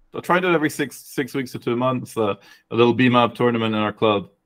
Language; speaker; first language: English; native; English